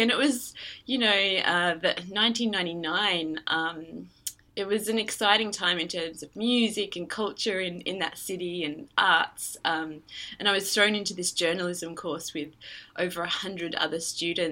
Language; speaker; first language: English; native; English